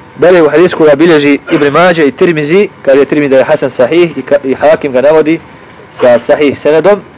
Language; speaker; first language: Bosnian; native; Bosnian